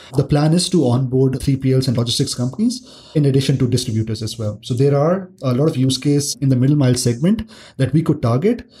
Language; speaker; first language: English; non-native, local second language; Hindi